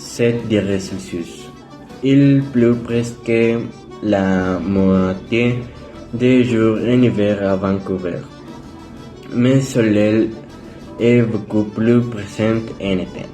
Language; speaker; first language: French; non-native, learner; Spanish